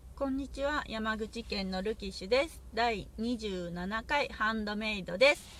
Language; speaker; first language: Japanese; native; Japanese